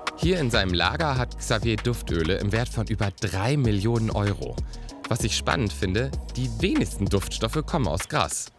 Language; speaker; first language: German; native; German